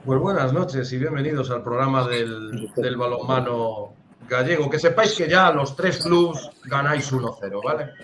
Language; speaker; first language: Spanish; native; Spanish